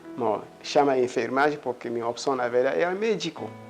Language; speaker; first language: Portuguese; non-native, learner; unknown